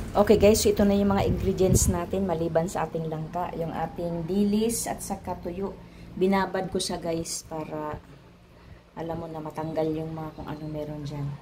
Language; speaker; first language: Filipino; non-native, local second language; Cebuano